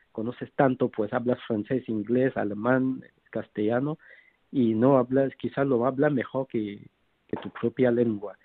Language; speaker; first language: Spanish; non-native, fluent; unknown